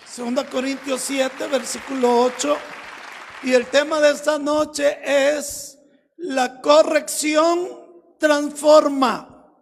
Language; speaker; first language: Spanish; native; Spanish